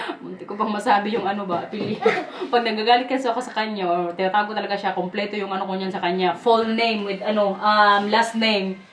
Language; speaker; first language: Filipino; non-native, local second language; Waray